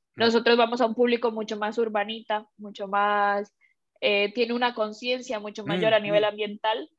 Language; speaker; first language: Spanish; native; Spanish